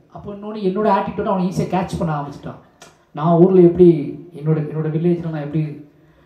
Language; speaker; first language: Tamil; native; Tamil